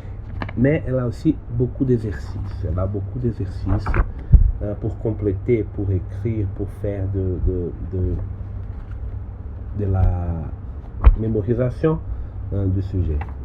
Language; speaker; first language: French; non-native, learner; Portuguese